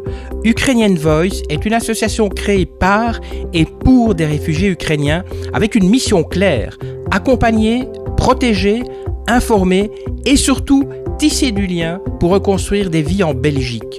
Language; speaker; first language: French; native; French